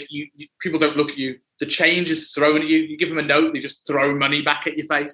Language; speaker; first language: English; native; English